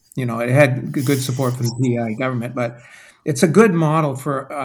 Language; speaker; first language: English; native; English